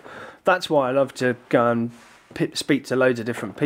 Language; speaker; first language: English; native; English